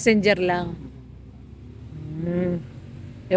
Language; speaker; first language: Filipino; native; Filipino